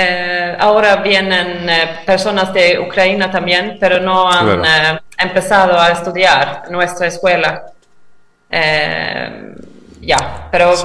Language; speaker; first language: Spanish; non-native, fluent; Swedish